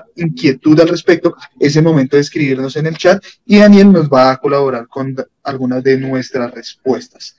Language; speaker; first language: Spanish; native; Spanish